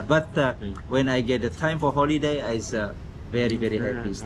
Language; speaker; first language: English; non-native, learner; Indonesian